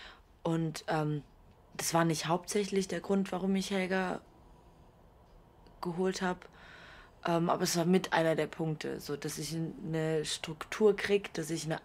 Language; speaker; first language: German; native; German